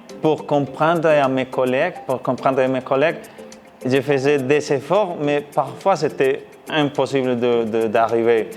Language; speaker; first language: French; non-native, fluent; Spanish